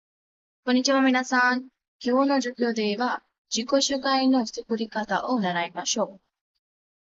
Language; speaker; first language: Japanese; non-native, fluent; Hindi